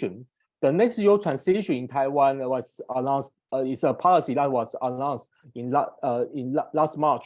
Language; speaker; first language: English; non-native, fluent; Chinese